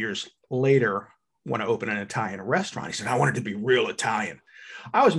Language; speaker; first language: English; native; English